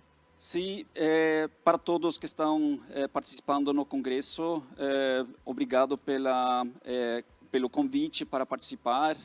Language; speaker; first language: Portuguese; non-native, fluent; Norwegian